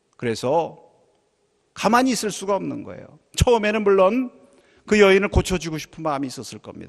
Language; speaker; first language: Korean; native; Korean